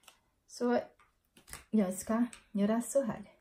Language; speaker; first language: Swedish; non-native, learner; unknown